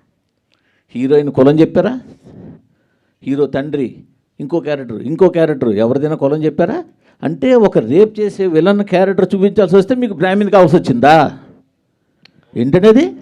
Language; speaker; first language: Telugu; native; Telugu